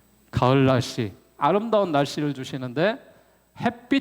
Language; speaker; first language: Korean; native; Korean